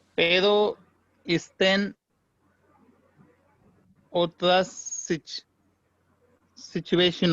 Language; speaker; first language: Spanish; non-native, learner; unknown